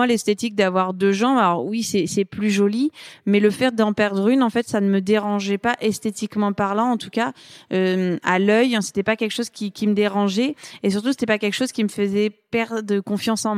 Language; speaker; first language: French; native; French